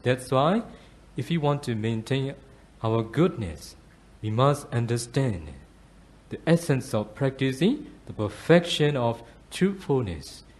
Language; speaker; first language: English; non-native, fluent; Burmese